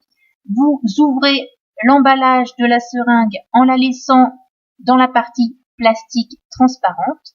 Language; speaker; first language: French; native; French